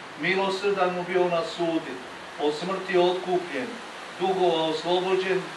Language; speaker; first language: Croatian; native; Croatian